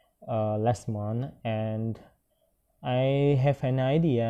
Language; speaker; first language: English; non-native, learner; Minangkabau